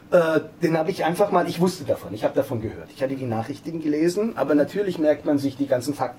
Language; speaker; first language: German; native; German